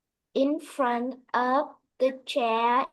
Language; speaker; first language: English; non-native, learner; Vietnamese